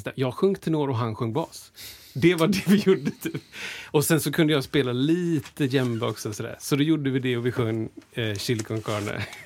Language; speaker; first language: Swedish; early bilingual, other home language; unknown